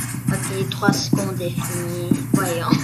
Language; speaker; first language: French; early bilingual, other home language; Korean